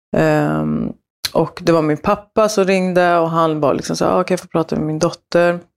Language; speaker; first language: Swedish; early bilingual, other home language; Spanish